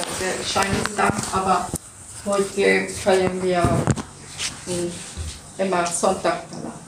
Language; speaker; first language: German; non-native, learner; Russian